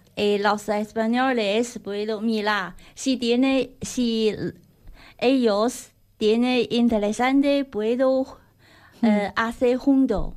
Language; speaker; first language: Spanish; non-native, learner; Chinese